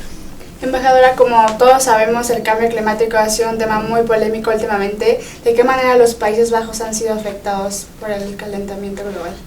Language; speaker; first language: Spanish; native; Spanish